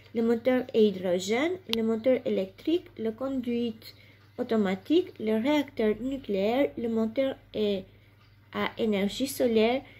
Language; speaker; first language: French; non-native, fluent; Albanian